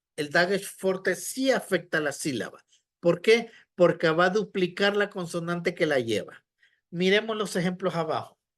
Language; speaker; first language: Spanish; native; Spanish